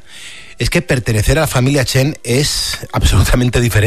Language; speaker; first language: Spanish; native; Spanish